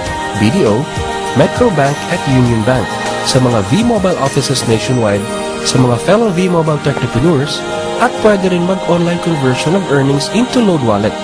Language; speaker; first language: Filipino; native; Filipino